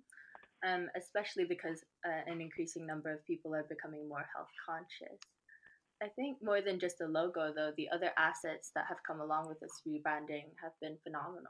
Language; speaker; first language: English; non-native, local second language; Chinese